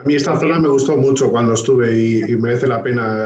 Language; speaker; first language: Spanish; native; Spanish